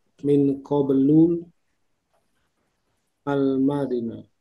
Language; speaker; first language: Arabic; non-native, learner; Indonesian